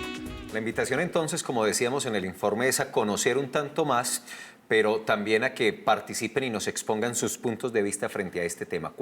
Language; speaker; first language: Spanish; native; Spanish